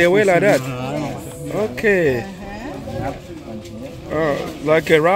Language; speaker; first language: English; non-native, learner; Lingala